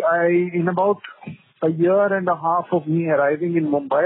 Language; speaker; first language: English; non-native, local second language; Kodava